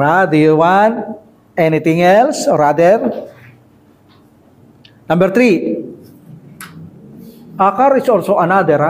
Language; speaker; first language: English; non-native, local second language; Filipino